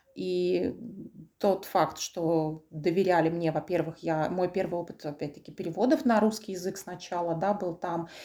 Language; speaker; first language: Russian; native; Russian